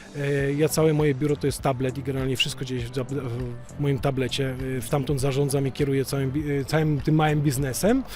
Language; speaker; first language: Polish; early bilingual, other home language; Italian